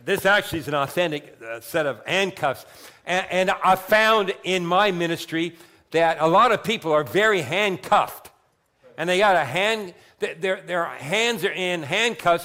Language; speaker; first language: English; native; English